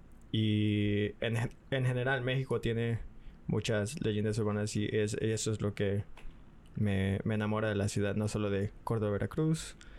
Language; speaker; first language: Spanish; early bilingual, heritage; Spanish